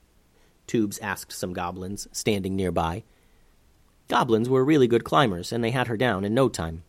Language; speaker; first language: English; native; English